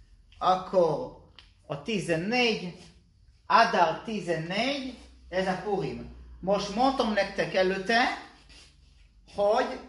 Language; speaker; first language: Hungarian; non-native, learner; Hebrew